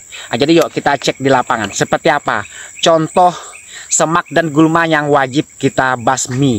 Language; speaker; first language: Indonesian; native; Indonesian